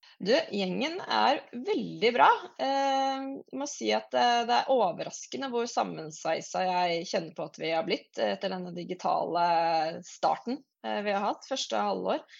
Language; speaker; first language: Norwegian; native; Norwegian